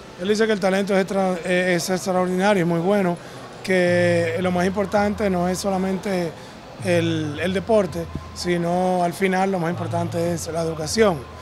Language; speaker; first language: Spanish; native; Spanish